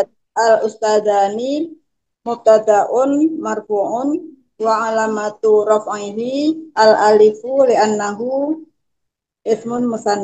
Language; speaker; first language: Arabic; non-native, learner; Indonesian